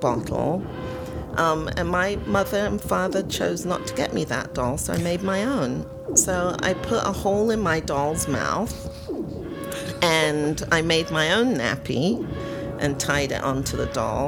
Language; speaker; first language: English; native; English